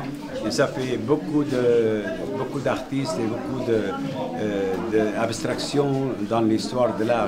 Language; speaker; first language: French; non-native, fluent; Arabic